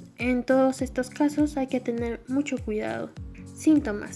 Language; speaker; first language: Spanish; native; Spanish